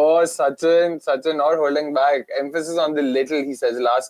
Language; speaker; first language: English; non-native, local second language; Hindi